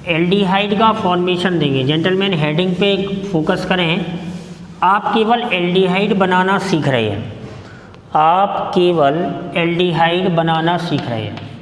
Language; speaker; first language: Hindi; native; Hindi